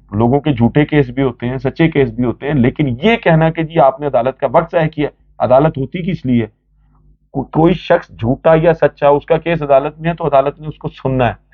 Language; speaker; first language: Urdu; native; Urdu